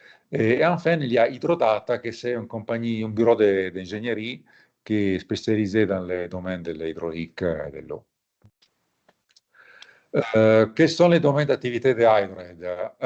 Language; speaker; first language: French; non-native, fluent; Italian